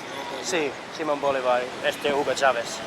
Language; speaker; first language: Spanish; non-native, learner; Finnish